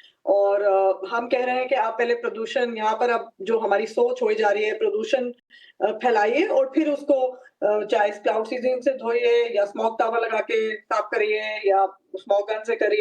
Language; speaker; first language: Hindi; native; Hindi